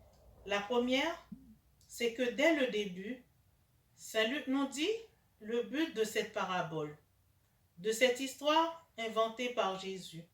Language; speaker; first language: French; native; French